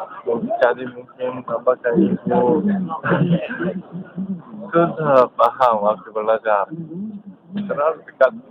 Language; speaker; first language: Indonesian; non-native, learner; Korean